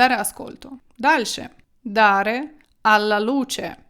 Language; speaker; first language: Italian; non-native, fluent; Ukrainian